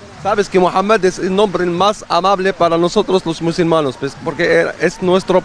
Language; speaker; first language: Spanish; non-native, learner; Arabic